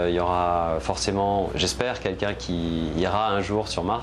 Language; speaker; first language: French; native; French